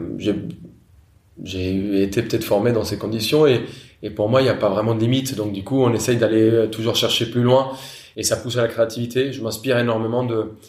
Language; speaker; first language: French; non-native, fluent; Spanish